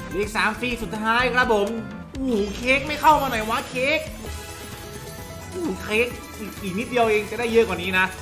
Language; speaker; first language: Thai; native; Thai